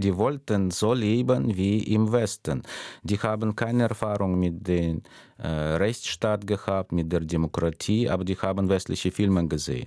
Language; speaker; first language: German; non-native, fluent; Russian